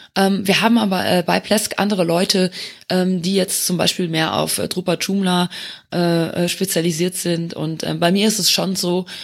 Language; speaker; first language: German; non-native, local second language; Luxembourgish